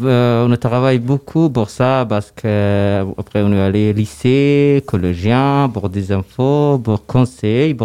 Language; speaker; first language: French; non-native, learner; Somali